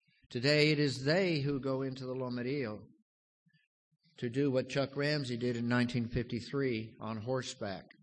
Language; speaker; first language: English; native; English